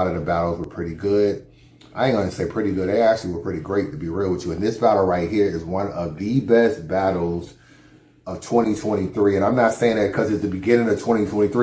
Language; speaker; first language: English; native; English